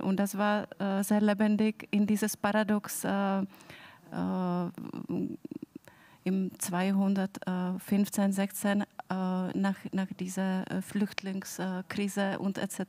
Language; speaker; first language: German; non-native, fluent; Czech